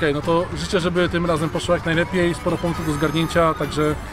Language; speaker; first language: Polish; native; Polish